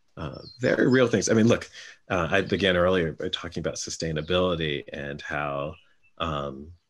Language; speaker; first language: English; native; English